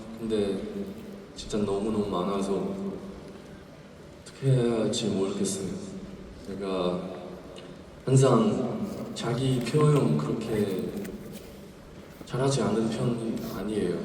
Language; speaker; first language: Korean; non-native, learner; Chinese